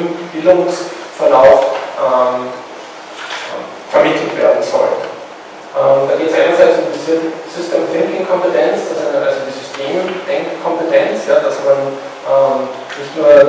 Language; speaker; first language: German; native; German